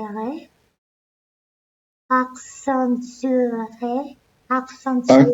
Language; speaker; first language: French; non-native, learner; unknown